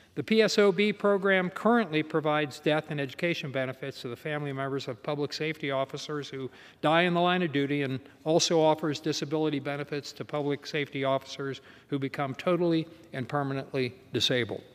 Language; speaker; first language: English; native; English